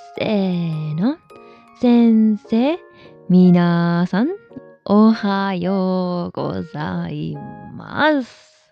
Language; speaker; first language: Japanese; native; Japanese